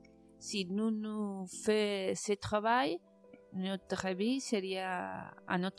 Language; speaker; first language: French; non-native, learner; Spanish